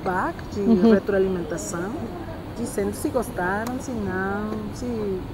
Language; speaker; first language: Portuguese; non-native, fluent; Spanish